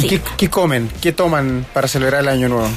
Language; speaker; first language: Spanish; native; Spanish